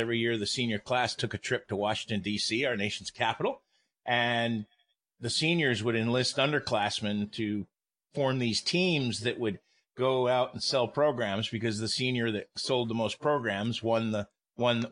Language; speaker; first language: English; native; English